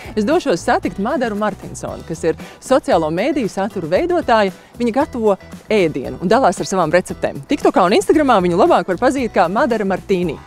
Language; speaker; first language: Latvian; native; Latvian